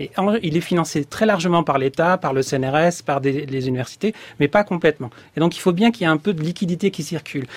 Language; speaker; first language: French; native; French